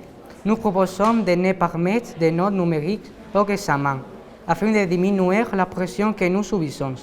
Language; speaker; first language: French; non-native, learner; Spanish